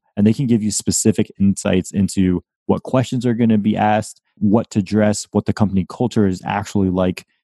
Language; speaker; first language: English; native; English